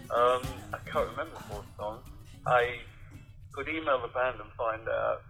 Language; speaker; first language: English; native; English